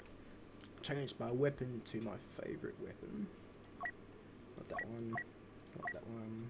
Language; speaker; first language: English; native; English